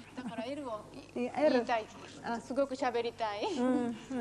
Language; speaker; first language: Japanese; non-native, fluent; Ukrainian